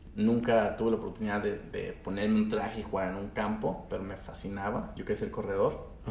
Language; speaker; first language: Spanish; native; Spanish